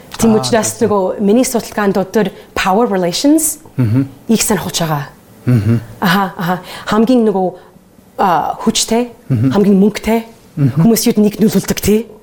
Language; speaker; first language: Mongolian; non-native, learner; English